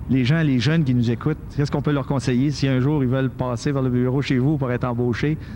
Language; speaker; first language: French; native; French